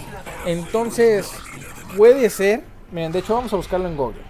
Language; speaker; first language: Spanish; native; Spanish